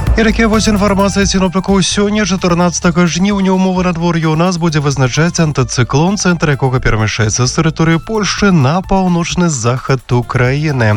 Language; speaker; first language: Belarusian; non-native, local second language; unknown